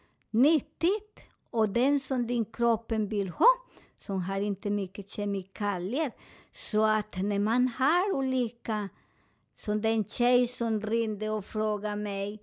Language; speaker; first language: Swedish; non-native, learner; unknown